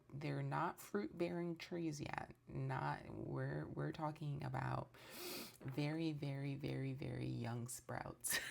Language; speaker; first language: English; native; English